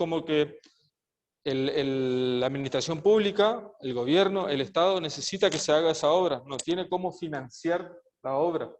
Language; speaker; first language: Spanish; native; Spanish